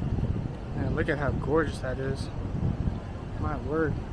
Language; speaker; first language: English; native; English